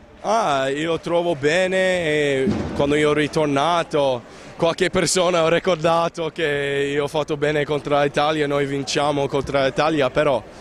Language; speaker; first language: Italian; non-native, learner; Spanish